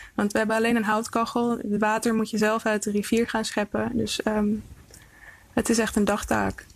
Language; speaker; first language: Dutch; early bilingual, other home language; Icelandic